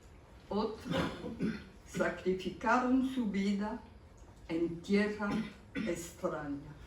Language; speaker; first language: Spanish; early bilingual, heritage; Spanish